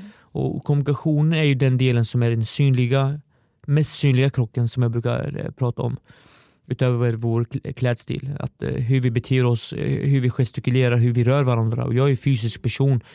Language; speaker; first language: Swedish; early bilingual, other home language; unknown